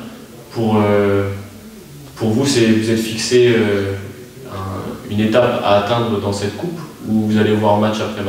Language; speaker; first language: French; native; French